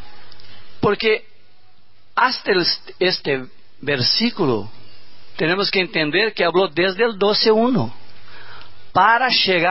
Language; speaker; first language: Spanish; non-native, learner; Portuguese